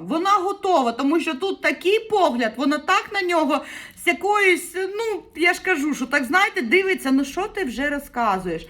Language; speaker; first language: Ukrainian; native; Ukrainian